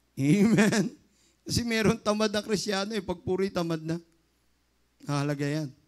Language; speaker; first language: Filipino; native; Filipino